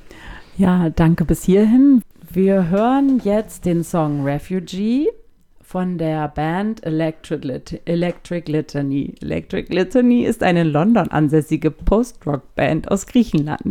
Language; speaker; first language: German; native; German